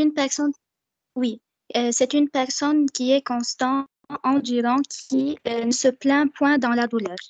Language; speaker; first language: French; non-native, learner; Arabic